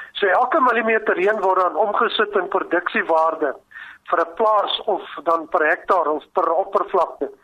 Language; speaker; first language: Afrikaans; native; Afrikaans